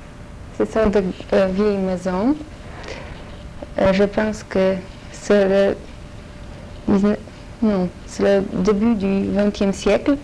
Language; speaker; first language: French; non-native, learner; Polish